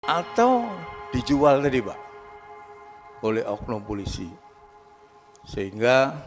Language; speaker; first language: Indonesian; native; Indonesian